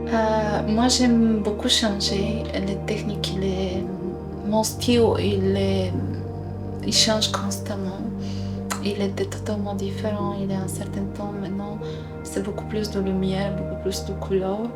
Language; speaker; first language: French; non-native, fluent; Bulgarian